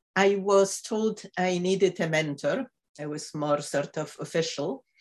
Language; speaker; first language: English; non-native, fluent; Polish